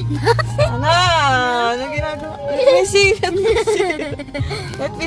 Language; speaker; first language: Filipino; native; Filipino